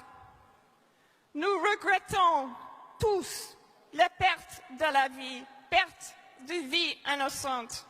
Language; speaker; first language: French; non-native, fluent; English